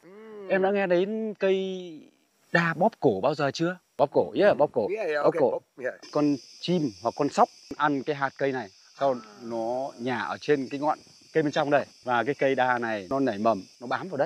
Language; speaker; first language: Vietnamese; native; Vietnamese